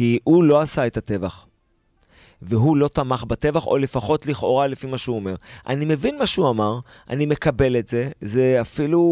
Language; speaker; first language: Hebrew; native; Hebrew